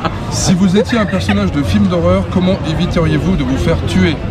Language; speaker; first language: French; native; French